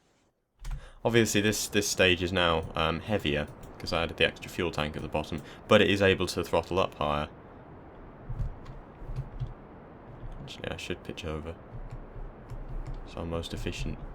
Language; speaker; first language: English; native; English